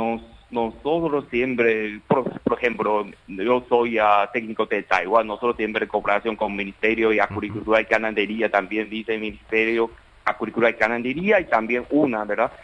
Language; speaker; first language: Spanish; non-native, learner; Chinese